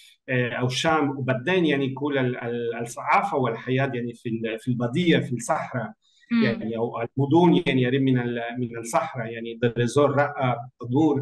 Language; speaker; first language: Arabic; non-native, learner; Spanish